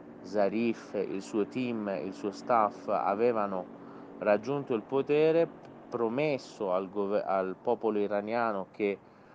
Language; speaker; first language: Italian; non-native, fluent; Persian